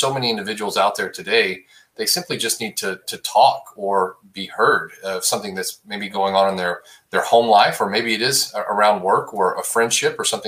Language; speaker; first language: English; native; English